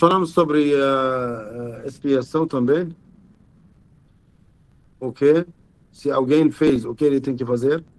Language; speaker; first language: Portuguese; non-native, learner; Arabic